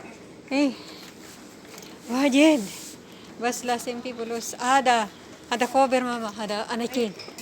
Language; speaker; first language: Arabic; non-native, learner; Filipino